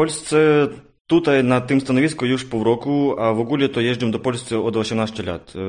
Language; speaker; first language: Polish; non-native, learner; Ukrainian